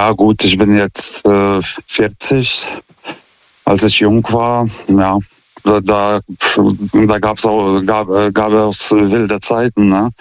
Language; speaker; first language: German; non-native, fluent; Lithuanian